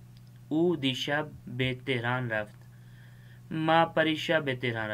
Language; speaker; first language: Persian; non-native, fluent; Urdu